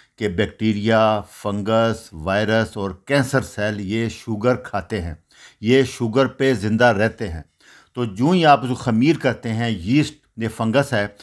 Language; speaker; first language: Urdu; non-native, local second language; Punjabi